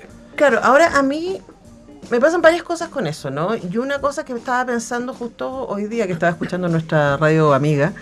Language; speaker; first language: Spanish; native; Spanish